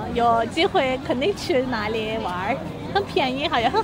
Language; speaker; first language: Chinese; non-native, learner; Turkish